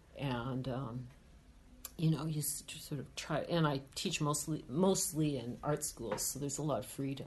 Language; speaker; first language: English; native; English